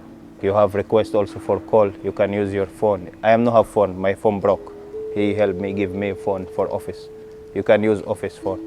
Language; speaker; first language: English; non-native, learner; Arabic